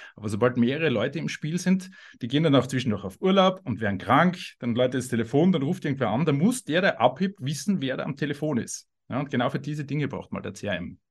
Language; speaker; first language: German; native; German